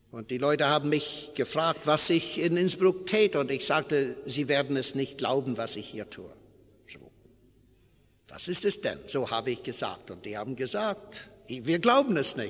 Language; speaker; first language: German; non-native, fluent; English